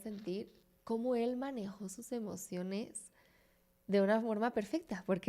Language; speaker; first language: Spanish; native; Spanish